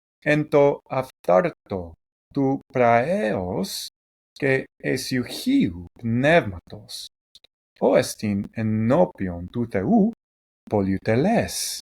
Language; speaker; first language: Greek; non-native, learner; English